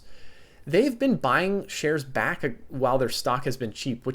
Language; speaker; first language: English; native; English